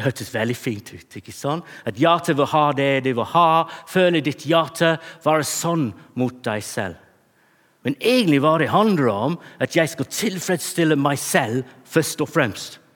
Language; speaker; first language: Norwegian; non-native, fluent; English